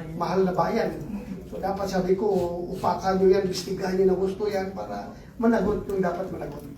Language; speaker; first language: Filipino; native; Filipino